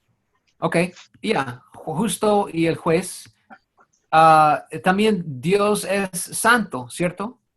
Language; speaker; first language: Spanish; non-native, fluent; English